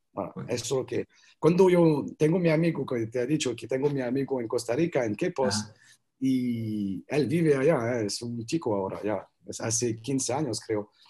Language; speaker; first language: Spanish; non-native, learner; French